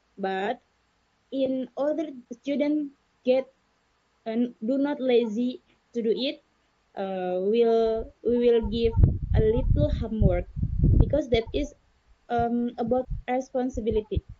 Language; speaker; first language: English; non-native, learner; Indonesian